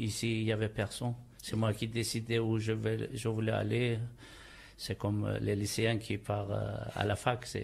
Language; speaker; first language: French; non-native, fluent; Turkish